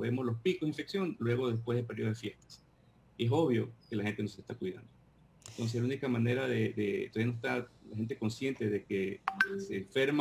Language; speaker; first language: Spanish; native; Spanish